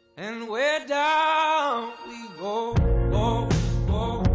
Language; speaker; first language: German; non-native, fluent; Arabic